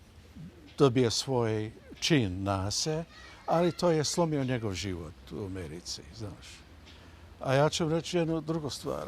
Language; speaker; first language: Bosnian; early bilingual, heritage; Bosnian